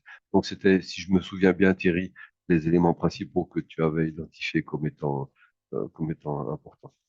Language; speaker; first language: French; native; French